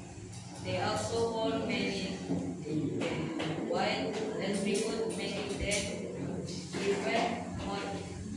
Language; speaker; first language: English; non-native, learner; Indonesian